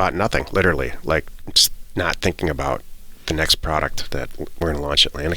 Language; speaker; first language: English; native; English